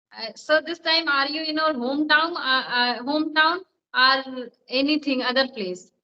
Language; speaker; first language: English; non-native, learner; Hindi